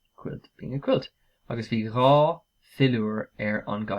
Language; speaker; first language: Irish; non-native, local second language; English